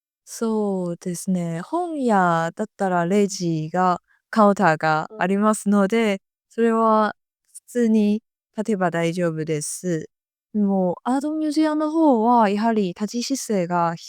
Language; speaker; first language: Japanese; non-native, fluent; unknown